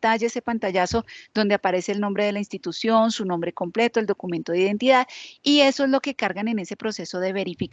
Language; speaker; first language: Spanish; native; Spanish